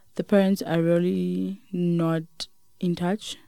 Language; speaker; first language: English; non-native, local second language; Northern Sotho